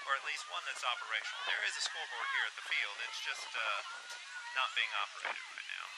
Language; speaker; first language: English; native; English